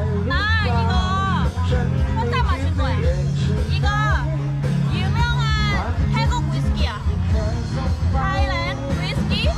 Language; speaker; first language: Korean; non-native, learner; Thai